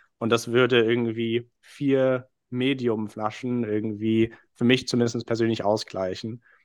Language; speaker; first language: German; non-native, fluent; English